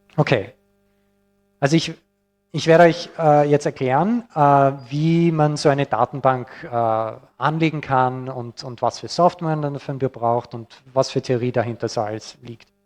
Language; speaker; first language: German; non-native, fluent; English